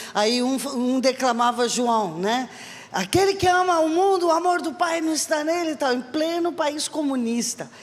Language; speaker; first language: Portuguese; native; Portuguese